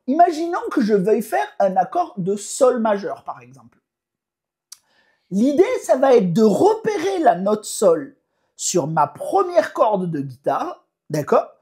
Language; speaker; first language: French; native; French